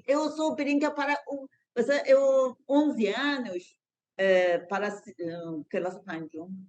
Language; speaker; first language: Portuguese; non-native, learner; Persian